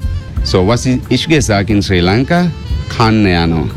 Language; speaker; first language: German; non-native, learner; Sinhala